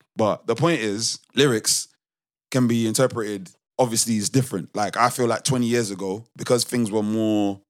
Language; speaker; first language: English; native; English